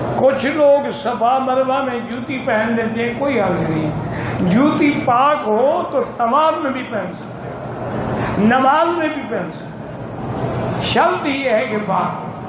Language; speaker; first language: Urdu; early bilingual, heritage; Urdu